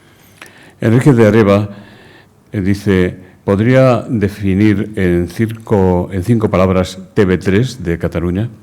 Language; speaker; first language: Spanish; native; Spanish